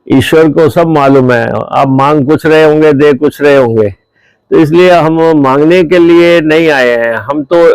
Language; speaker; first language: Hindi; native; Hindi